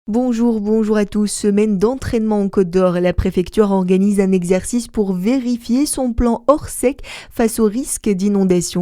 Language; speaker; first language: French; native; French